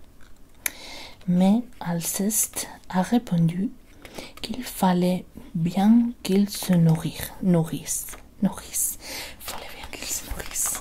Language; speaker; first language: French; non-native, learner; Spanish